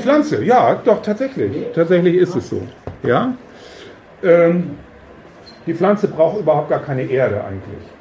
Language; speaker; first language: German; native; German